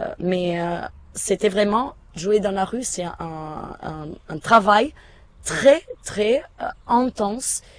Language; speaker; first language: French; non-native, fluent; Portuguese